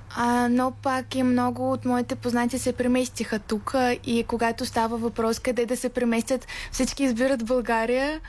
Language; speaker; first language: Bulgarian; early bilingual, heritage; Bulgarian